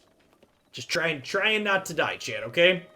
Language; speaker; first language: English; native; English